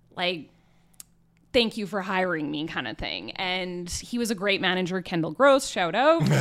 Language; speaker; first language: English; native; English